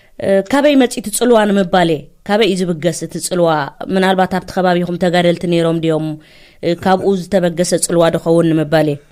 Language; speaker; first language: Tigrinya; native; Tigrinya